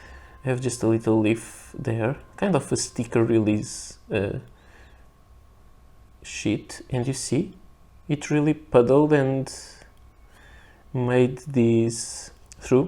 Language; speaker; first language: English; non-native, fluent; Portuguese